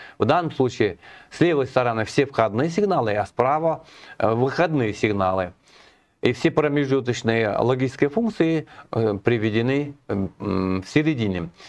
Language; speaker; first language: Russian; non-native, local second language; Kazakh